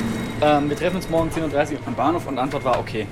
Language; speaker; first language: German; native; German